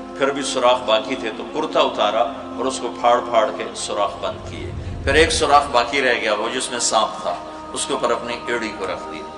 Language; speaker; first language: Urdu; non-native, local second language; Punjabi